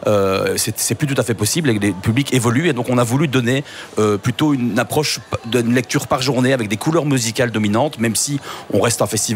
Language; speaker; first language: French; native; French